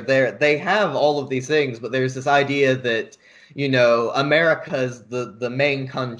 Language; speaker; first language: English; native; English